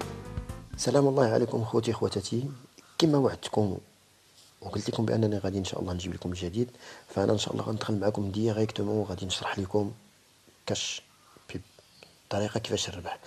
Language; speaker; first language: Arabic; native; Arabic